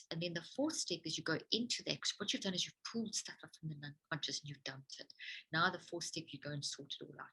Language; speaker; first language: English; native; English